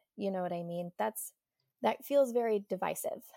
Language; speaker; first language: English; native; English